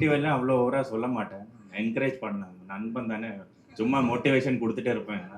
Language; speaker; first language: Tamil; non-native, local second language; Malayalam